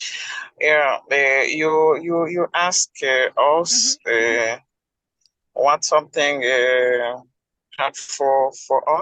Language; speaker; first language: English; non-native, learner; Haitian Creole